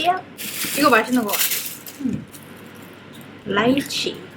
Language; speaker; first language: Korean; early bilingual, heritage; Korean